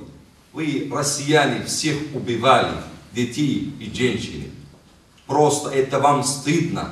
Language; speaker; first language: Russian; non-native, learner; Arabic